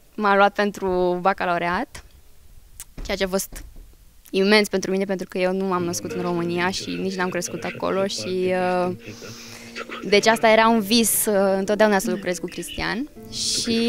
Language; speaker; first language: Romanian; early bilingual, heritage; Romanian